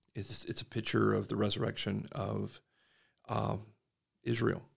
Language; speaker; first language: English; native; English